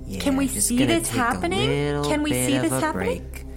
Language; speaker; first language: English; native; English